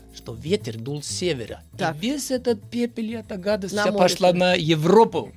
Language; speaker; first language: Russian; non-native, fluent; Icelandic